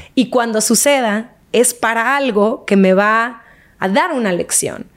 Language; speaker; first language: Spanish; native; Spanish